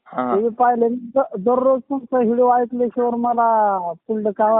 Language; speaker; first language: Marathi; native; Marathi